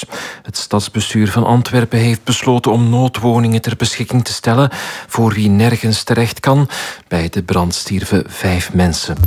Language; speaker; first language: Dutch; native; Dutch